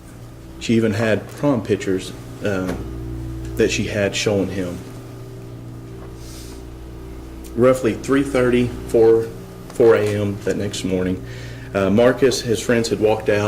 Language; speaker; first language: English; native; English